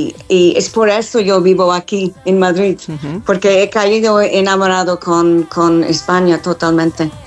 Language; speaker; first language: Spanish; non-native, fluent; English